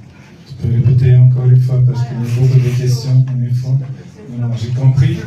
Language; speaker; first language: French; non-native, local second language; Dutch